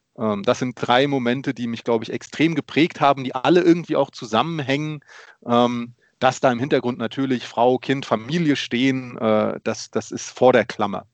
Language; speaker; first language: German; early bilingual, other home language; Polish